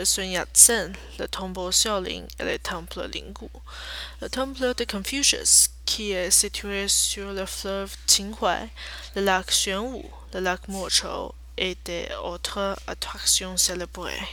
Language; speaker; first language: French; non-native, learner; Chinese